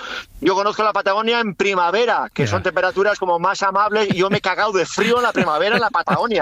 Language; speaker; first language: Spanish; native; Spanish